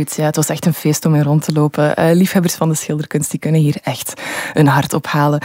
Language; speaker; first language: Dutch; native; Dutch